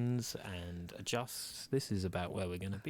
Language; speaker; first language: English; native; English